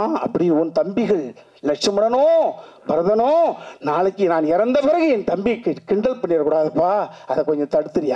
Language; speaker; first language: Tamil; native; Tamil